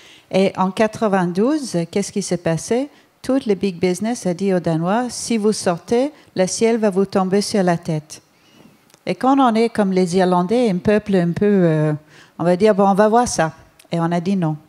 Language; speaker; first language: French; non-native, fluent; Danish